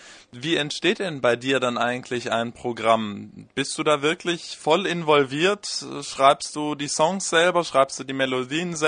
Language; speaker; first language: German; native; German